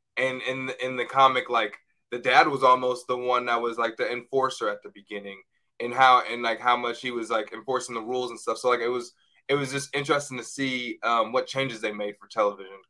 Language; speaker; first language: English; native; English